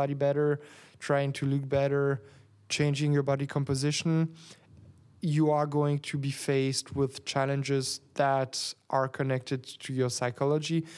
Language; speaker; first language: English; non-native, fluent; French